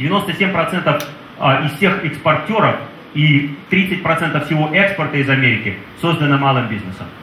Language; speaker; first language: Russian; native; Russian